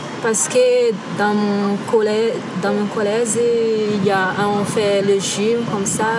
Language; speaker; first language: French; non-native, local second language; Malagasy